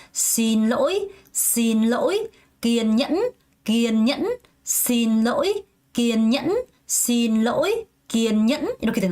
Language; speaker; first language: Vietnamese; non-native, fluent; Korean